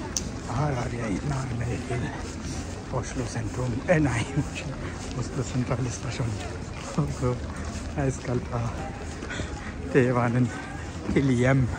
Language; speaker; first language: Norwegian; non-native, fluent; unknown